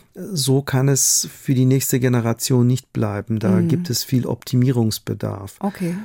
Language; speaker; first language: German; non-native, fluent; Persian